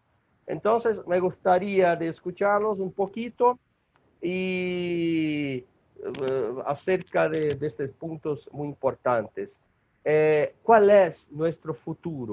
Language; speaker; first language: Spanish; non-native, learner; Portuguese